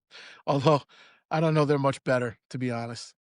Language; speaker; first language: English; native; English